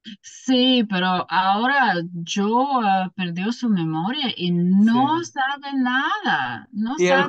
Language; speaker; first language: Spanish; non-native, learner; English